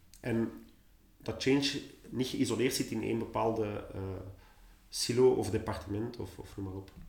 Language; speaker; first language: Dutch; native; Dutch